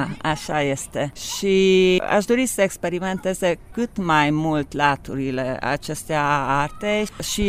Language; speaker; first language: Romanian; non-native, local second language; Hungarian